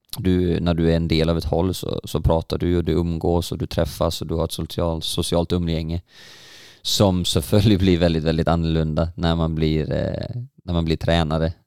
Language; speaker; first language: Swedish; native; Swedish